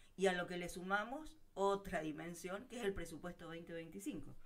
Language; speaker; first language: Spanish; native; Spanish